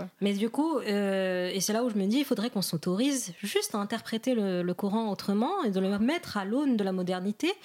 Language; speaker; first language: French; non-native, local second language; Arabic